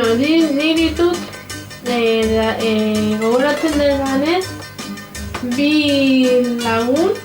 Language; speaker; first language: Basque; non-native, local second language; Spanish